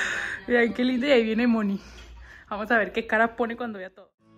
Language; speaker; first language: Spanish; native; Spanish